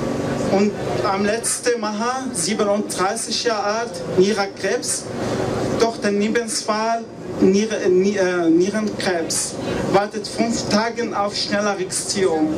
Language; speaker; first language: German; non-native, learner; Arabic